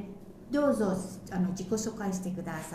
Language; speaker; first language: Japanese; non-native, learner; Indonesian